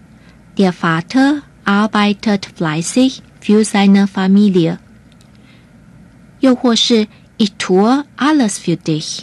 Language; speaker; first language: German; non-native, fluent; Chinese